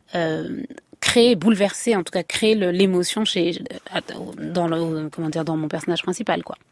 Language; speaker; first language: French; native; French